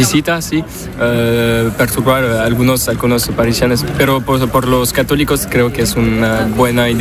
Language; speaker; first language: Spanish; non-native, learner; French